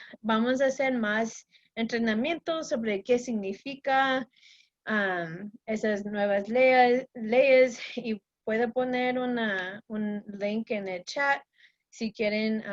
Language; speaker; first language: Spanish; non-native, fluent; English